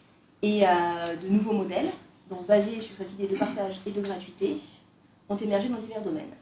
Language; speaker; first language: French; native; French